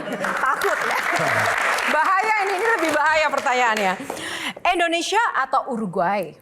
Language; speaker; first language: Indonesian; native; Indonesian